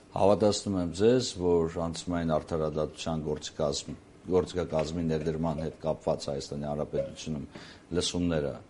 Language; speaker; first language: Armenian; native; Armenian